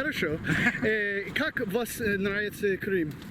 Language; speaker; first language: Russian; non-native, learner; English